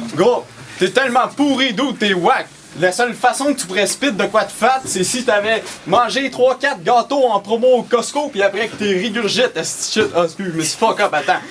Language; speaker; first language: French; native; French